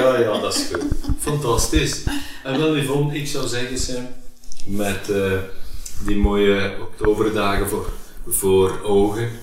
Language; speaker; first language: Dutch; native; Dutch